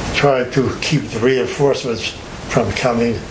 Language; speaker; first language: English; native; English